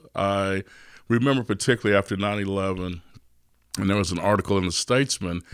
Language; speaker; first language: English; native; English